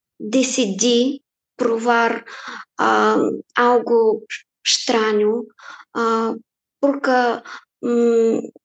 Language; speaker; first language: Portuguese; non-native, fluent; Bulgarian